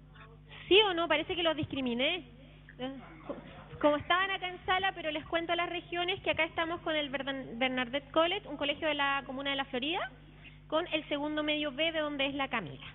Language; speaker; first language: Spanish; native; Spanish